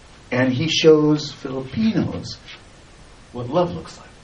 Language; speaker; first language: English; native; English